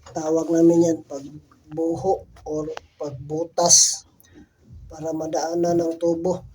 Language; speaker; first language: Filipino; non-native, local second language; Cebuano